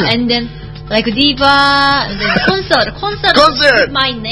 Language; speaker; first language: English; non-native, learner; Korean